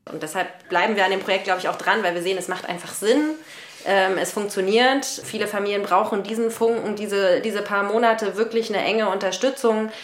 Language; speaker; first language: German; native; German